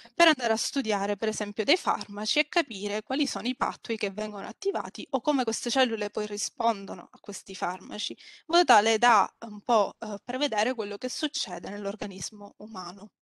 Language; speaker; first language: Italian; native; Italian